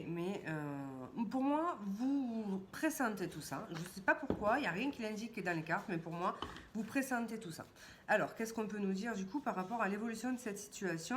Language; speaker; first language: French; native; French